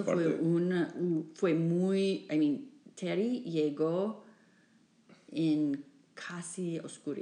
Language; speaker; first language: Spanish; non-native, fluent; English